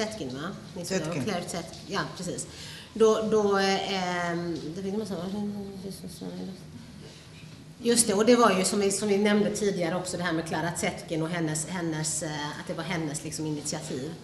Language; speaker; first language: Swedish; early bilingual, other home language; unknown